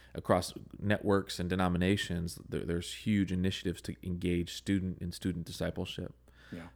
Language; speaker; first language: English; native; English